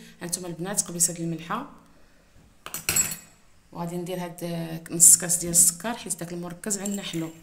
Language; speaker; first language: Arabic; native; Arabic